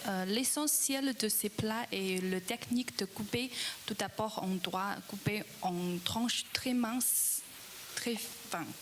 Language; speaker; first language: French; non-native, learner; Chinese